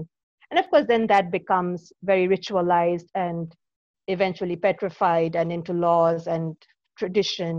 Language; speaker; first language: English; non-native, local second language; Bangla